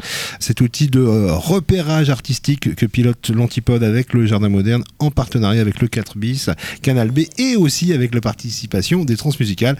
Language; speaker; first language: French; native; French